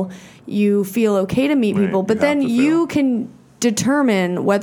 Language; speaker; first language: English; native; English